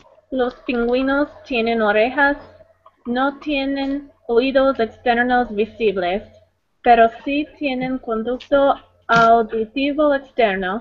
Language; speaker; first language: Spanish; non-native, learner; English